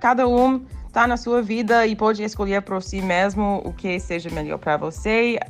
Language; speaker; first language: Portuguese; non-native, fluent; English